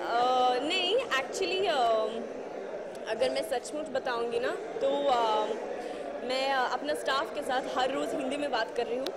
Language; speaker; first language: Hindi; non-native, learner; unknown